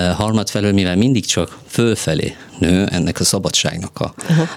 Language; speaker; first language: Hungarian; non-native, fluent; Persian